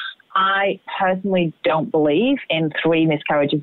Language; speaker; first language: English; native; English